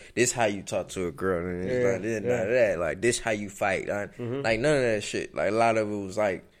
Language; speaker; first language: English; native; English